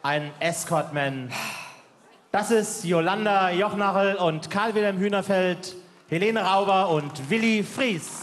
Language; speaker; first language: German; native; German